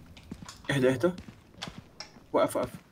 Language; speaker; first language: Arabic; native; Arabic